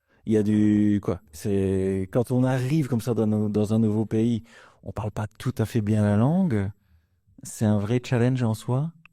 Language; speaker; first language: French; native; French